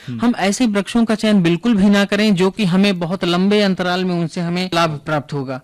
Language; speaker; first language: Hindi; native; Hindi